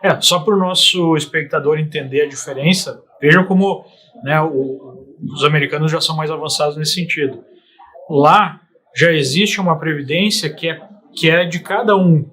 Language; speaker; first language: Portuguese; native; Portuguese